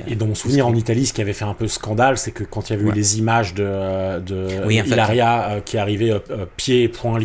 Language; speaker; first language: French; native; French